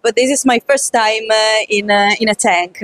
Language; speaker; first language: English; non-native, fluent; Italian